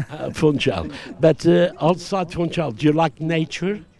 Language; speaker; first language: English; non-native, fluent; Portuguese